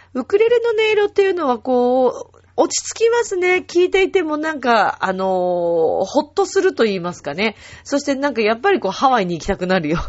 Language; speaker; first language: Japanese; native; Japanese